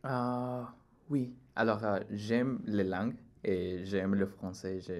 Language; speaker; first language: French; non-native, learner; Spanish